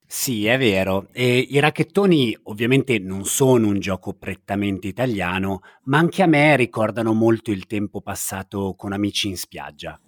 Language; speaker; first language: Italian; native; Italian